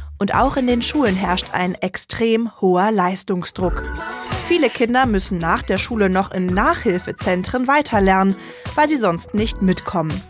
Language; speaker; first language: German; native; German